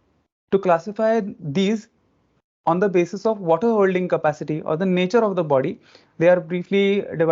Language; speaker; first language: English; non-native, local second language; Marathi